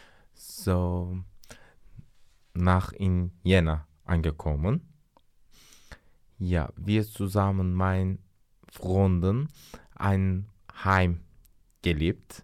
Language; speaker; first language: German; non-native, learner; Turkish